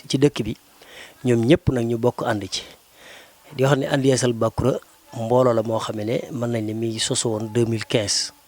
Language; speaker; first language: Wolof; native; Wolof